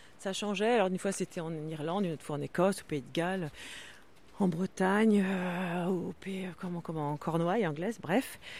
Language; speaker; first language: French; non-native, local second language; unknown